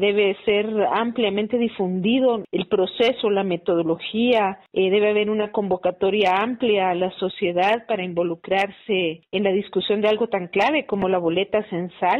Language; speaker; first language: Spanish; native; Spanish